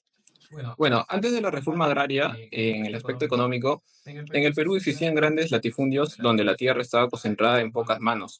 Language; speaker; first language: Spanish; native; Spanish